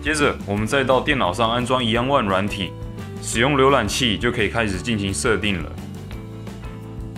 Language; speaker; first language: Chinese; native; Chinese